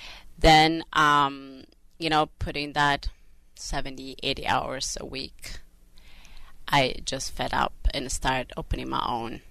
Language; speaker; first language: English; non-native, fluent; Amharic